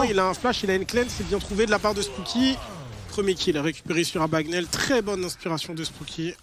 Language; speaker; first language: French; native; French